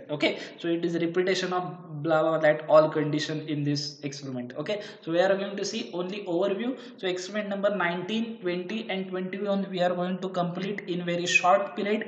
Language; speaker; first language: English; non-native, local second language; Marathi